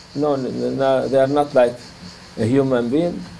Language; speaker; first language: English; non-native, learner; Turkish